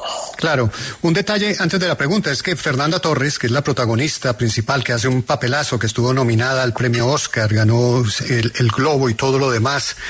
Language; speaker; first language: Spanish; native; Spanish